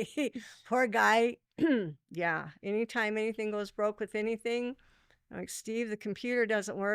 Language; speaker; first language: English; native; English